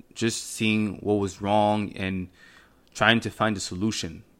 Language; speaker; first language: English; non-native, fluent; French